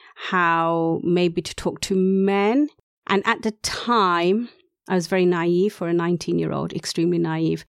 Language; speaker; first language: English; non-native, local second language; Urdu